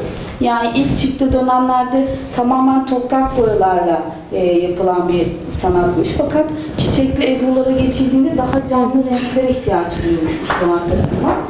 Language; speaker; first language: Turkish; native; Turkish